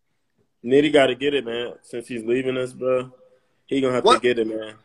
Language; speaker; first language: English; native; English